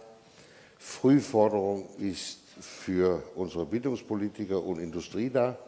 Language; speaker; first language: German; non-native, fluent; Danish